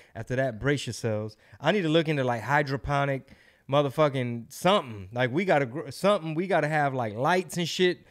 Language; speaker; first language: English; native; English